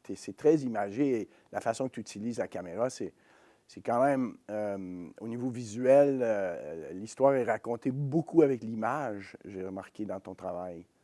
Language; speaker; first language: French; native; French